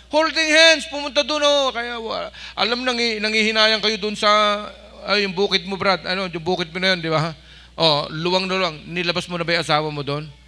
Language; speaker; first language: Filipino; non-native, local second language; Iloko